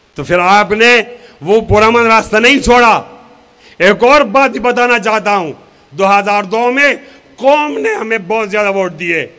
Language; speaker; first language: Urdu; non-native, local second language; Pashto